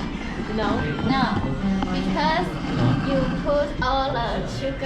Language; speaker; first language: English; non-native, learner; Vietnamese